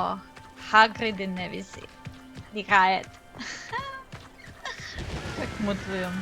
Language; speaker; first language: Turkish; non-native, learner; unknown